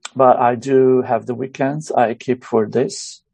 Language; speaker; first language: English; non-native, fluent; Romanian